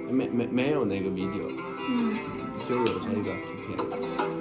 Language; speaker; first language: Chinese; non-native, learner; Turkmen